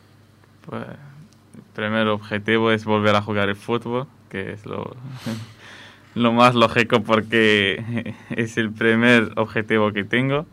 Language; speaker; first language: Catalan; non-native, learner; Arabic